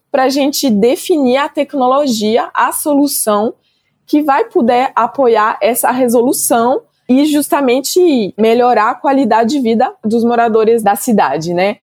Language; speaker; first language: Portuguese; non-native, fluent; French